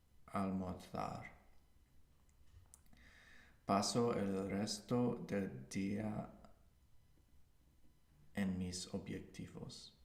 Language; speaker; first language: Spanish; non-native, learner; English